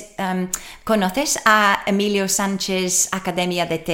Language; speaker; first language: Spanish; non-native, learner; English